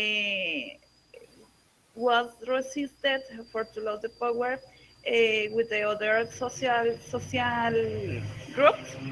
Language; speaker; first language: English; non-native, learner; Spanish